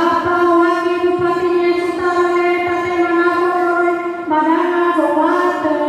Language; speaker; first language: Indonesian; non-native, local second language; Nias